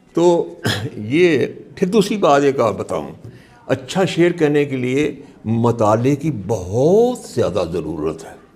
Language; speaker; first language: Urdu; non-native, local second language; Punjabi